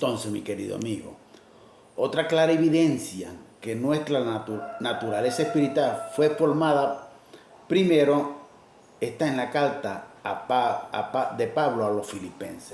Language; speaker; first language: Spanish; native; Spanish